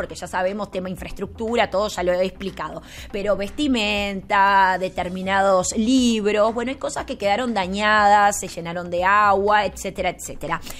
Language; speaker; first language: Spanish; native; Spanish